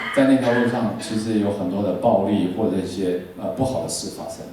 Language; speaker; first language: Chinese; native; Chinese